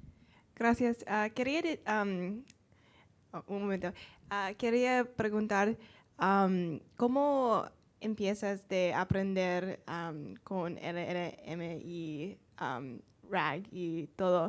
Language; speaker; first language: Spanish; non-native, learner; English